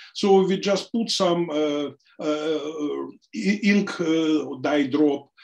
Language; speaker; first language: English; non-native, fluent; Russian